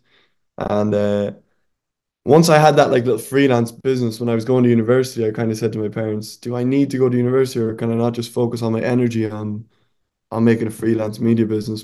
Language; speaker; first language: English; native; English